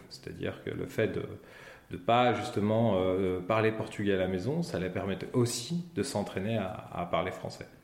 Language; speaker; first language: French; native; French